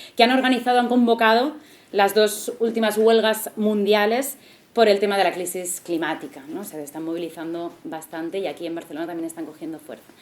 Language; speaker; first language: Spanish; non-native, local second language; Catalan